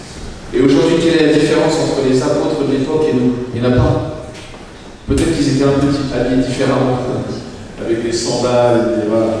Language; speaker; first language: French; native; French